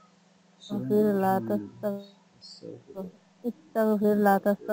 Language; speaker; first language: Arabic; non-native, learner; Bangla